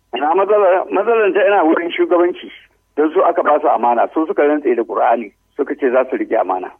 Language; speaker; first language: Hausa; native; Hausa